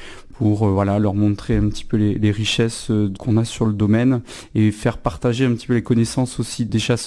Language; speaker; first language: French; native; French